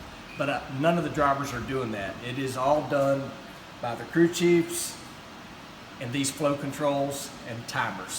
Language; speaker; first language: English; native; English